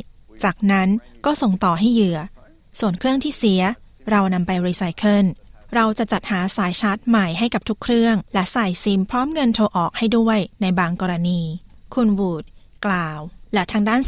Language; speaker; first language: Thai; native; Thai